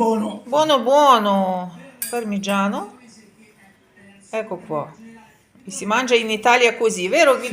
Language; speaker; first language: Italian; non-native, fluent; Ukrainian